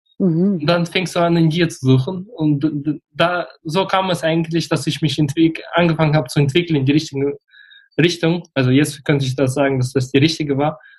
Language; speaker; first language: German; early bilingual, other home language; Russian